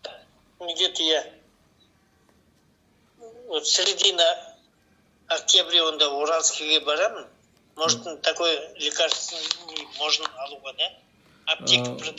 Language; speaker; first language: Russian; non-native, local second language; Kazakh